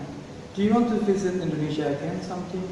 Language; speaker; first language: English; non-native, learner; Indonesian